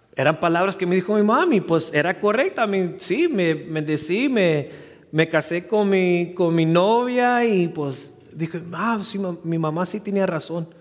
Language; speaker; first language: Spanish; early bilingual, heritage; Spanish